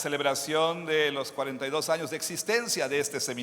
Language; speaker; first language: Spanish; non-native, fluent; English